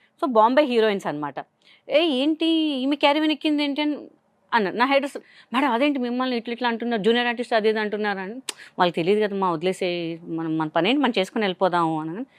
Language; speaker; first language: Telugu; non-native, local second language; Hindi